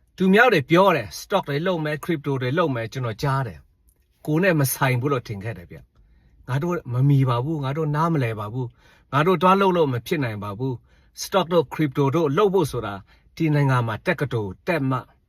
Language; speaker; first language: Burmese; non-native, local second language; Shan